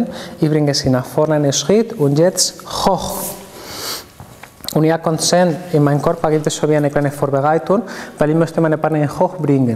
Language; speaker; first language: German; non-native, fluent; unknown